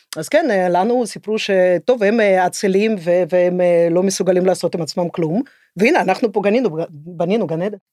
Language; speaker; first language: Hebrew; non-native, fluent; Russian